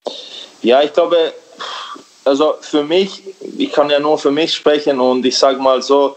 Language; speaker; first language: German; early bilingual, other home language; Serbian